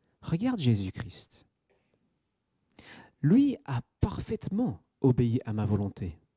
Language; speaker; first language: French; native; French